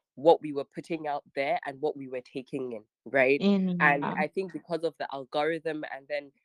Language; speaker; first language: English; non-native, local second language; Hausa